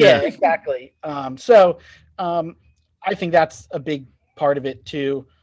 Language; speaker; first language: English; native; English